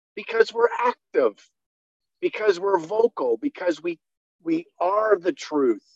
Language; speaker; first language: English; native; English